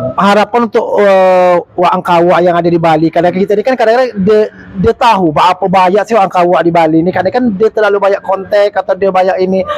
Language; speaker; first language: Malay; native; Malay